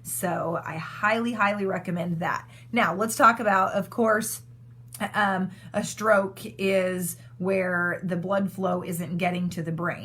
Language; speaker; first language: English; native; English